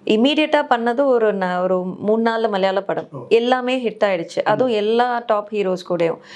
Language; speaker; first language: Tamil; native; Tamil